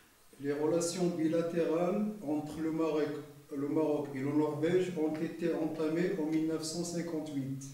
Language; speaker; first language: French; non-native, local second language; Arabic